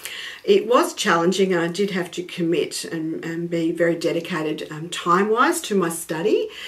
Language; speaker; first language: English; native; English